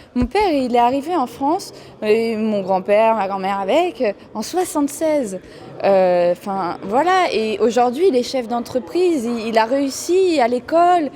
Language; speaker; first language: French; native; French